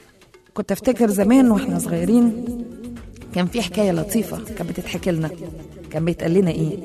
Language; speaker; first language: Arabic; native; Arabic